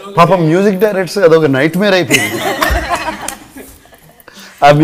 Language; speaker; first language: Telugu; native; Telugu